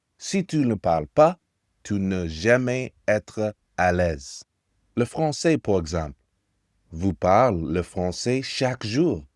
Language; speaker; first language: French; non-native, fluent; English